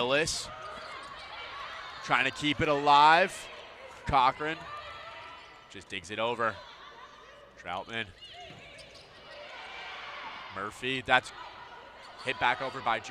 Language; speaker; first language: English; native; English